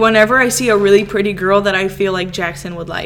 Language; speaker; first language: English; early bilingual, other home language; Serbian